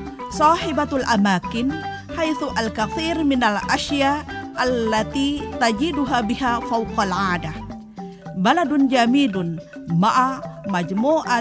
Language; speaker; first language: Arabic; non-native, fluent; Indonesian